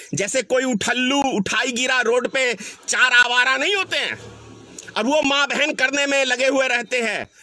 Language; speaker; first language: Hindi; native; Hindi